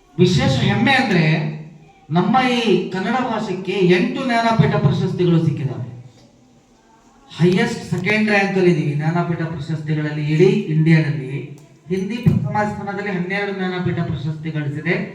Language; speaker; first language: Kannada; non-native, local second language; Urdu